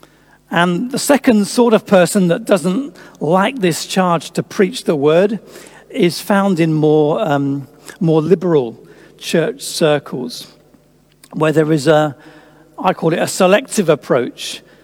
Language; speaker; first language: English; native; English